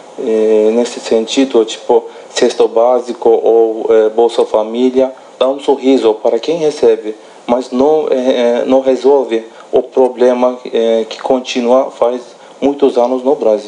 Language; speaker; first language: Portuguese; non-native, fluent; Turkish